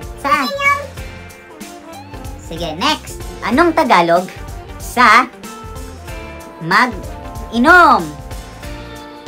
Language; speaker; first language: Filipino; non-native, local second language; Cebuano